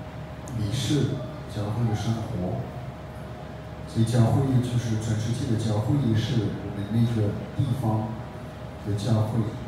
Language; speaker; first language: Chinese; non-native, fluent; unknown